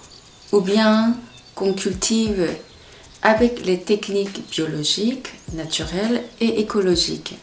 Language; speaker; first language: French; non-native, fluent; Korean